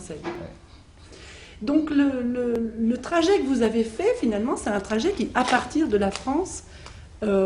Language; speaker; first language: French; native; French